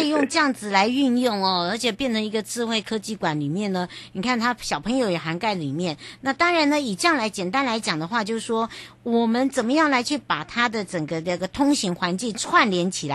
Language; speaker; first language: Chinese; native; Chinese